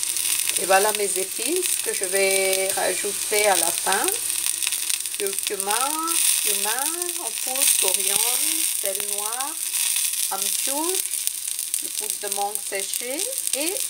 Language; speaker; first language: French; non-native, fluent; Hindi